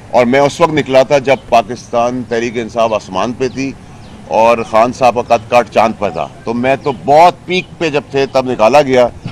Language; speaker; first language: Urdu; native; Urdu